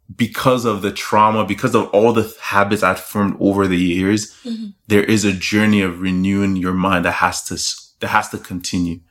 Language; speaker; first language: English; non-native, local second language; Yoruba